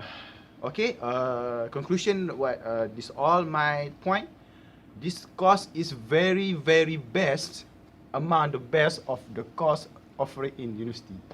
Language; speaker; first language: English; non-native, learner; Malay